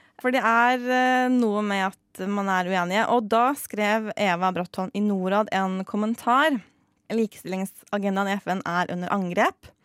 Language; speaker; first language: Norwegian; native; Norwegian